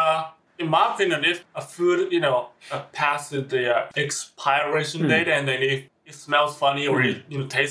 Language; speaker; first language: English; non-native, fluent; Japanese